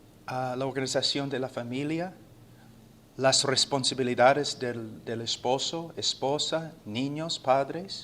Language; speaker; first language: Spanish; non-native, fluent; English